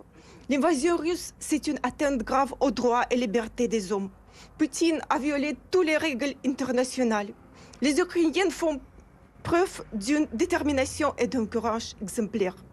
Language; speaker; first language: French; non-native, fluent; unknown